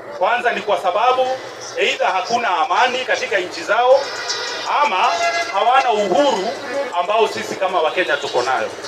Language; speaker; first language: Swahili; non-native, local second language; Kikuyu